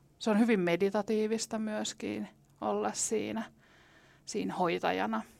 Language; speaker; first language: Finnish; native; Finnish